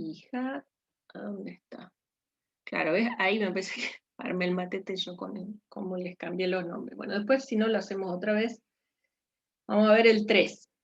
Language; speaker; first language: Spanish; native; Spanish